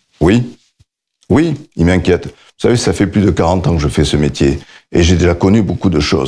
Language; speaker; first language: French; native; French